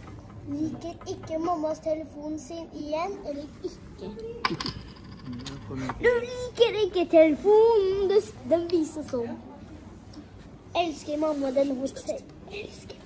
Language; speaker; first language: Norwegian; early bilingual, other home language; Filipino